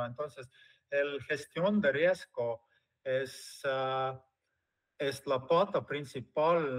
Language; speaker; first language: Spanish; non-native, fluent; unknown